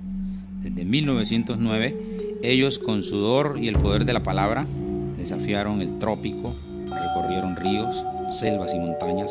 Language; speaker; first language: Spanish; native; Spanish